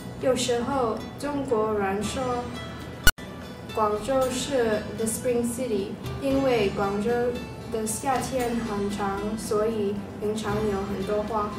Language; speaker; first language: Chinese; non-native, learner; English